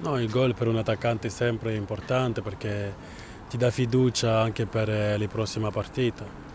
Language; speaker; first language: Italian; non-native, fluent; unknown